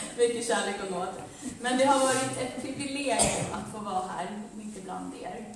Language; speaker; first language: Swedish; early bilingual, other home language; Amharic